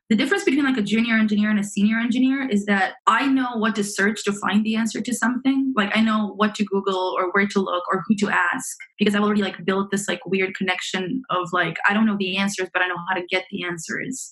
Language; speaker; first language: English; early bilingual, other home language; Romanian